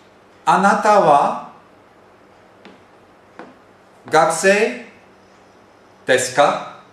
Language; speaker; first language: Japanese; non-native, fluent; Turkish